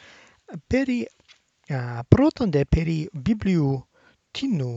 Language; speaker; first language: Greek; non-native, learner; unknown